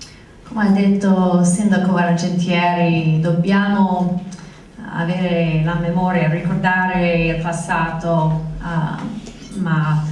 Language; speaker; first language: Italian; non-native, fluent; English